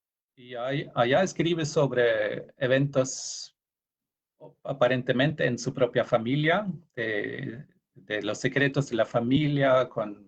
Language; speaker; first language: Spanish; non-native, fluent; Norwegian